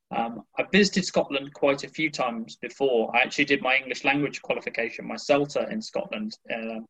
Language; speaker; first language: English; native; English